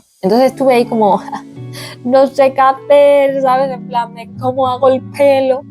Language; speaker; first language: Spanish; native; Spanish